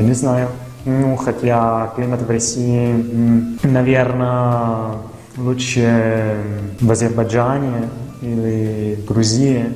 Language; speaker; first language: Russian; non-native, fluent; Italian